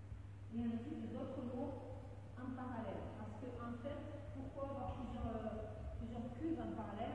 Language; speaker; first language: French; native; French